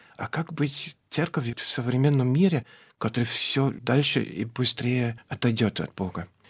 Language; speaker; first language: Russian; non-native, fluent; German